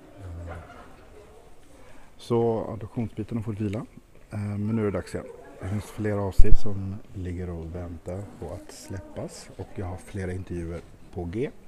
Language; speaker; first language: Swedish; native; Swedish